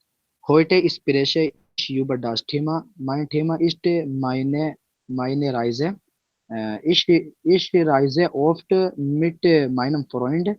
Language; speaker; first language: German; non-native, learner; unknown